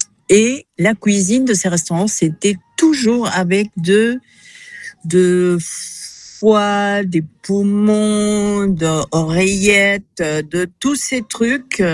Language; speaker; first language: French; non-native, fluent; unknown